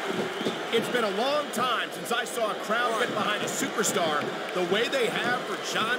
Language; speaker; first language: English; native; English